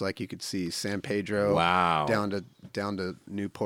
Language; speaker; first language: English; native; English